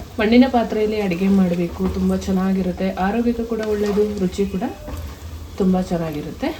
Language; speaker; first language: Kannada; native; Kannada